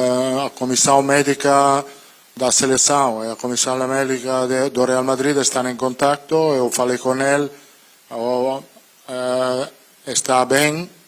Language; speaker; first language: Portuguese; non-native, learner; Italian